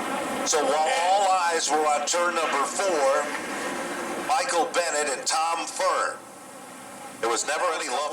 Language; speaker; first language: English; native; English